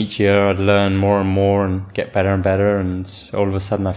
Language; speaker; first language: English; native; English